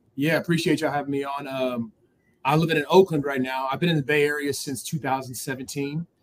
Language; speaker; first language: English; native; English